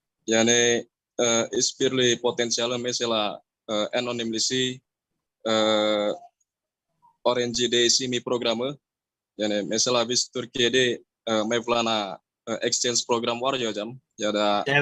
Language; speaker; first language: Turkish; non-native, learner; Indonesian